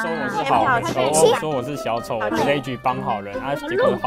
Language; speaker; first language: Chinese; native; Chinese